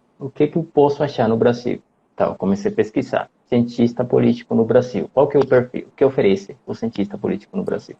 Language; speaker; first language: Portuguese; non-native, fluent; Spanish